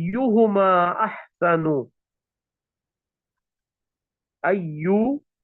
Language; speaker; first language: Arabic; non-native, fluent; Urdu